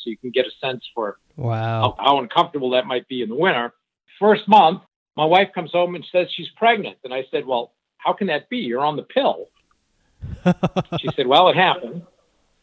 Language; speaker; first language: English; early bilingual, other home language; French